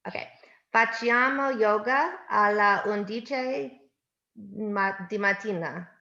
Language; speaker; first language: Italian; non-native, learner; English